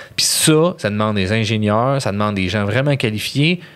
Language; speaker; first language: French; native; French